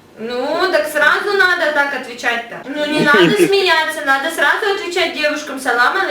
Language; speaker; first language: Russian; native; Russian